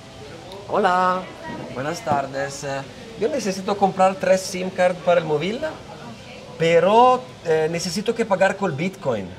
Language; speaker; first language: Spanish; non-native, learner; Italian